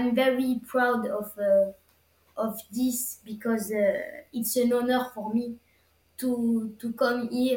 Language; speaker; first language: English; non-native, learner; French